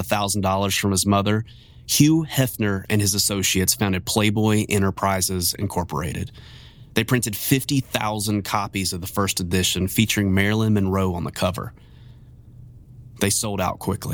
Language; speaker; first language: English; native; English